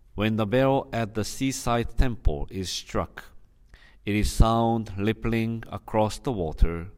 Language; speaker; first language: English; non-native, fluent; Japanese